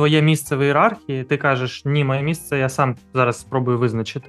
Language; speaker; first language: Ukrainian; native; Ukrainian